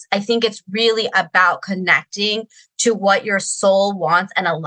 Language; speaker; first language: English; native; English